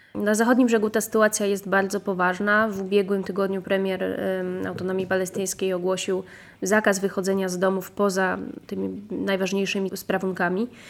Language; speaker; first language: Polish; native; Polish